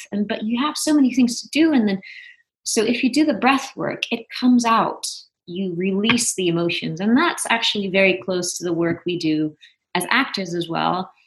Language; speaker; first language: English; non-native, fluent; Dutch